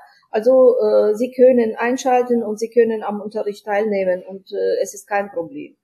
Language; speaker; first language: German; non-native, fluent; Ukrainian